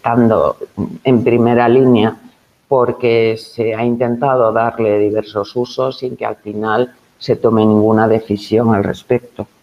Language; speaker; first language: Spanish; native; Spanish